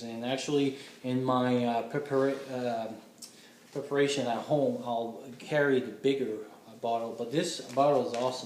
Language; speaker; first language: English; non-native, fluent; French